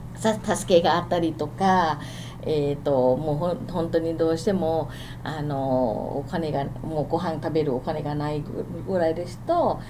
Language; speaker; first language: Japanese; non-native, fluent; Thai